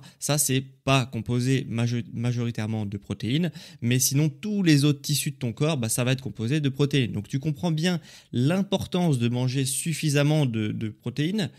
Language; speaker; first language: French; native; French